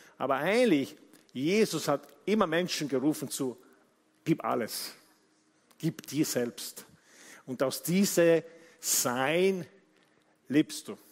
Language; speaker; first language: German; non-native, fluent; Italian